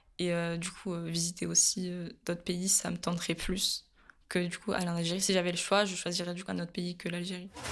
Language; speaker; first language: French; native; French